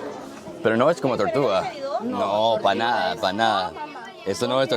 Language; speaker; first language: Spanish; early bilingual, heritage; English